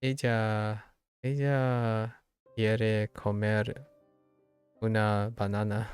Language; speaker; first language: Spanish; non-native, learner; English